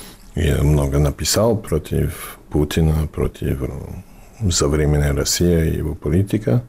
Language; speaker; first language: Russian; non-native, fluent; English